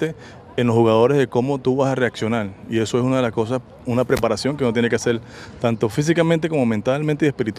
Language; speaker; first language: Spanish; native; Spanish